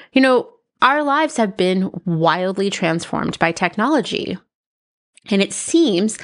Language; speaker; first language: English; native; English